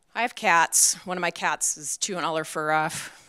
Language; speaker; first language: English; native; English